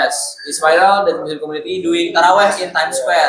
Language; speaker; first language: English; non-native, learner; Indonesian